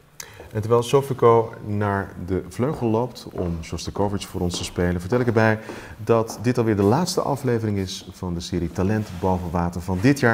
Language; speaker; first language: Dutch; native; Dutch